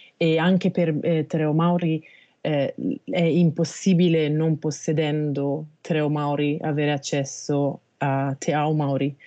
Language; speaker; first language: Italian; native; Italian